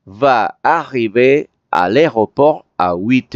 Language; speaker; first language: French; non-native, fluent; Spanish